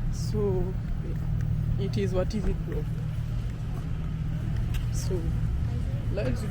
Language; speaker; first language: English; non-native, learner; Haitian Creole